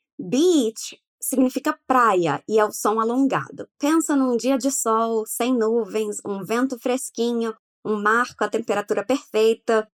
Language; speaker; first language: Portuguese; native; Portuguese